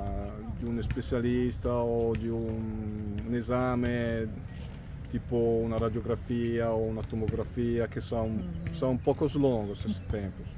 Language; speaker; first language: Portuguese; non-native, fluent; Italian